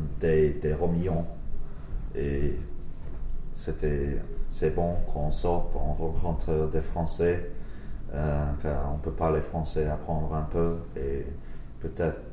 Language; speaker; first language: French; non-native, learner; English